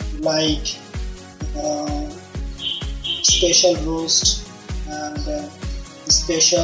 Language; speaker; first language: English; non-native, learner; Bangla